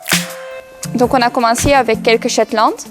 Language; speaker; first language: French; non-native, local second language; Dutch